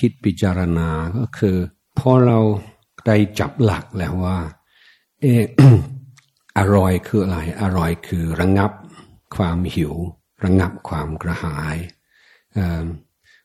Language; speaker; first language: Thai; non-native, fluent; English